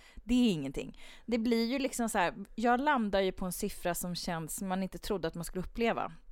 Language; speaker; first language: Swedish; native; Swedish